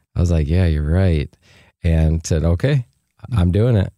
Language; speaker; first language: English; native; English